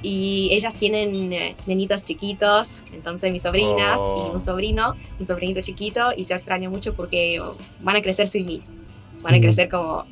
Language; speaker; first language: Spanish; non-native, fluent; Russian